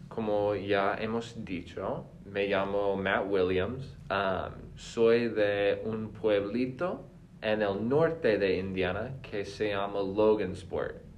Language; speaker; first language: Spanish; non-native, fluent; English